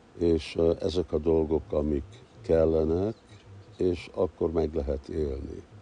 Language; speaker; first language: Hungarian; early bilingual, heritage; Hungarian